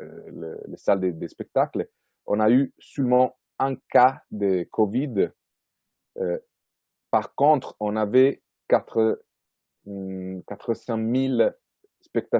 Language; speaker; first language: French; non-native, fluent; Italian